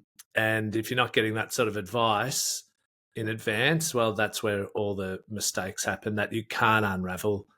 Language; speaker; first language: English; native; English